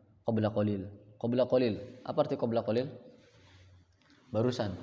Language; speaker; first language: Arabic; non-native, fluent; Indonesian